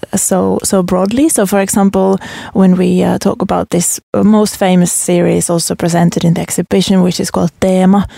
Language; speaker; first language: English; non-native, fluent; Finnish